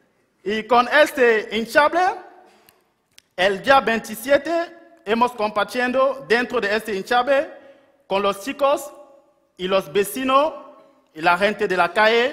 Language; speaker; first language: Spanish; non-native, local second language; French